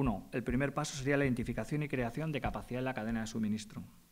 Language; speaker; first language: Spanish; native; Spanish